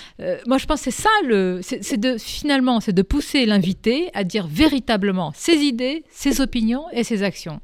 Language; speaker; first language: French; non-native, local second language; Arabic